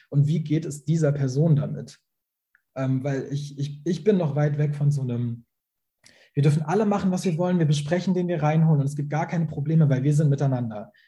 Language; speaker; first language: German; early bilingual, other home language; Persian